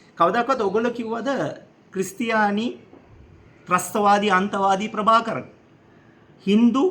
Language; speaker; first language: Sinhala; non-native, local second language; Tamil